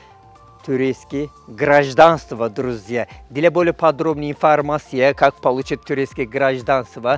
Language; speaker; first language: Russian; non-native, fluent; Turkish